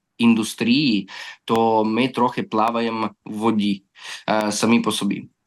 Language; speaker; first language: Ukrainian; early bilingual, heritage; Ukrainian